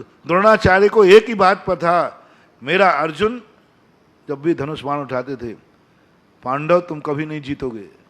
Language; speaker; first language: Hindi; native; Hindi